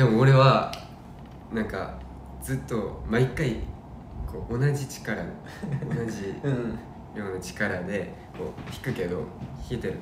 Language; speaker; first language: Japanese; non-native, fluent; Korean